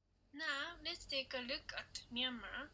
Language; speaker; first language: English; non-native, learner; Malay